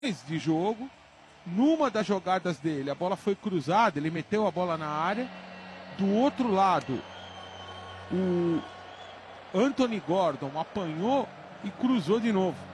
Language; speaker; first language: Portuguese; native; Portuguese